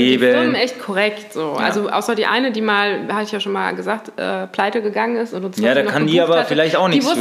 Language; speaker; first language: German; native; German